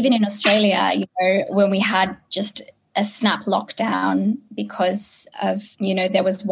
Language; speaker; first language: English; native; English